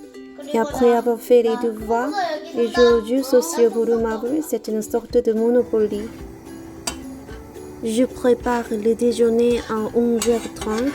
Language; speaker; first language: French; non-native, learner; Korean